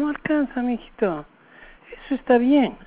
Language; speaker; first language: Spanish; native; Spanish